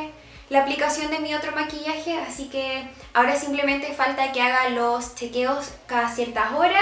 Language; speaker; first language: Spanish; native; Spanish